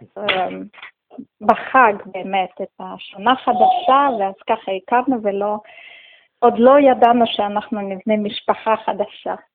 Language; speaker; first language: Hebrew; non-native, fluent; Russian